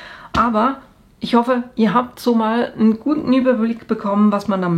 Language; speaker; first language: German; native; German